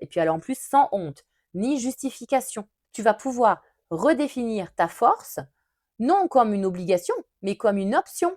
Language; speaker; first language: French; native; French